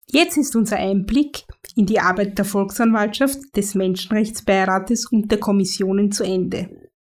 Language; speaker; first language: German; native; German